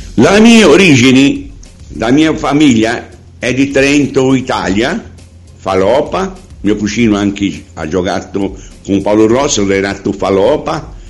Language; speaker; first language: Italian; non-native, learner; Portuguese